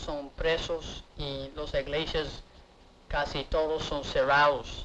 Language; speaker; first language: Spanish; non-native, learner; English